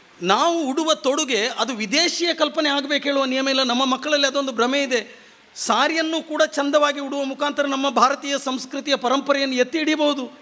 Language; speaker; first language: Kannada; non-native, local second language; Konkani